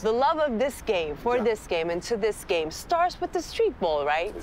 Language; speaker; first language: English; non-native, fluent; Turkish